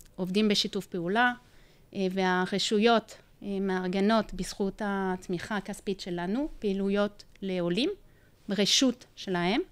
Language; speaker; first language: Hebrew; non-native, fluent; French